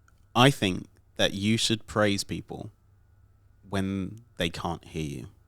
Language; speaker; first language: English; native; English